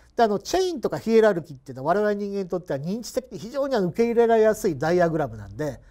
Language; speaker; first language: Japanese; native; Japanese